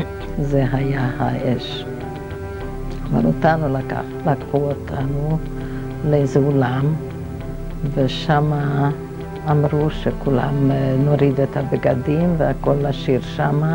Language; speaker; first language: Hebrew; non-native, fluent; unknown